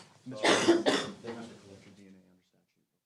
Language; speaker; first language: English; native; English